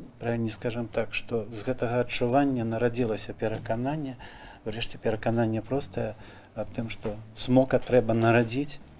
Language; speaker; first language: Belarusian; native; Belarusian